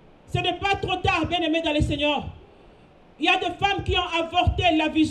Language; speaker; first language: French; non-native, local second language; Lingala